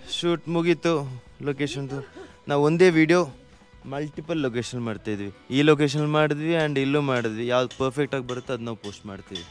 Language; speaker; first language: Kannada; non-native, local second language; Malayalam